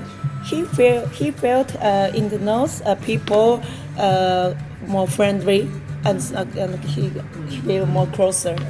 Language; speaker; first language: English; non-native, learner; Japanese